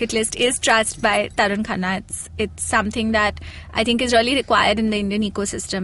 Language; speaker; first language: English; non-native, local second language; Hindi